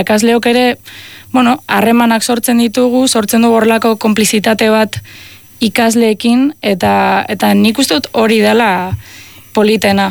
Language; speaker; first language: Basque; native; Basque